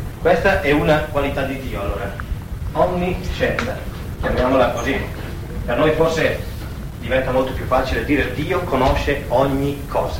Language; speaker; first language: Italian; native; Italian